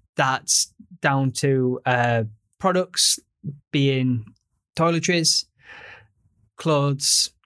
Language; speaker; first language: English; native; English